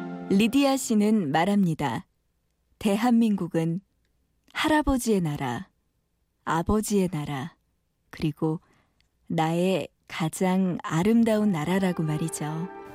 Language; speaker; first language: Korean; native; Korean